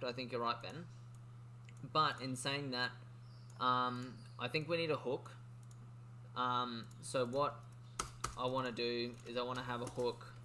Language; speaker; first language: English; native; English